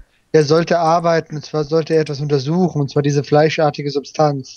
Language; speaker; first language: German; native; German